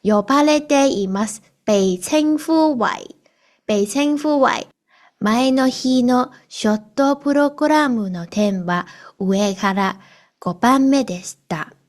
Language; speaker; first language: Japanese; non-native, fluent; Cantonese